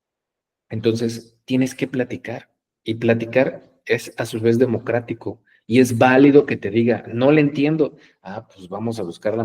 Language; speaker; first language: Spanish; native; Spanish